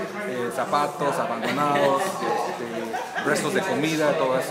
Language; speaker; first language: Spanish; early bilingual, heritage; Spanish